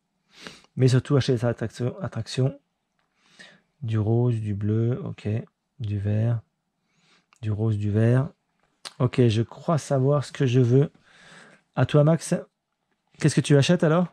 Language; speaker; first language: French; native; French